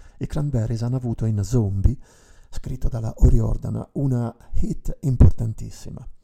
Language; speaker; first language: Italian; native; Italian